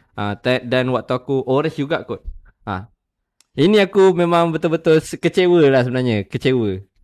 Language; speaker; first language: Malay; native; Malay